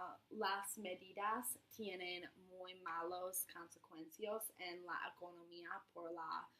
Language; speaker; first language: Spanish; non-native, learner; English